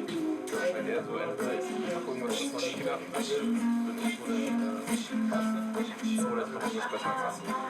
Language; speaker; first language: German; native; German